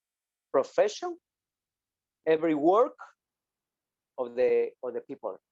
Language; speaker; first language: English; non-native, learner; Spanish